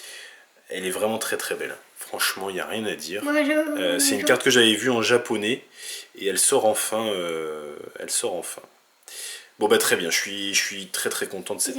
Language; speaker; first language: French; native; French